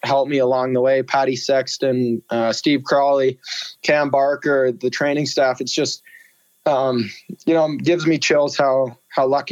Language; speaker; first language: English; native; English